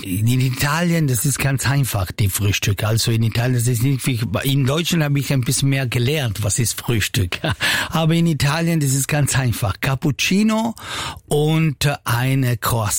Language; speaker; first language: German; non-native, fluent; Italian